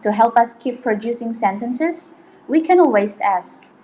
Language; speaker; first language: English; non-native, fluent; Indonesian